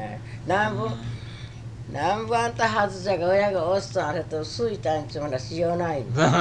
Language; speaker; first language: Japanese; native; Japanese